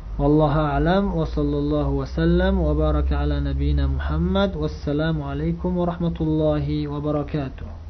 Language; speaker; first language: Arabic; non-native, fluent; Uzbek